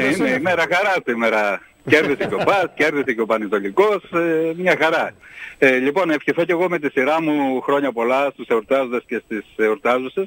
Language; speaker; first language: Greek; native; Greek